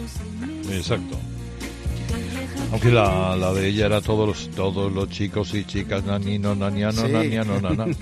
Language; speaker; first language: Spanish; native; Spanish